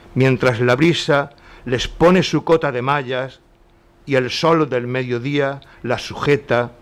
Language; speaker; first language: Spanish; native; Spanish